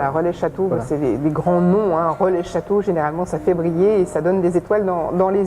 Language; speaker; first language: French; native; French